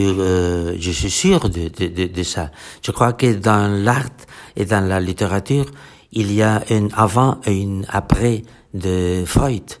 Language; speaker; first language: French; non-native, fluent; Catalan